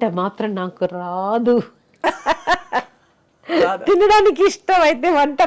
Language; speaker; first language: Telugu; non-native, fluent; Malayalam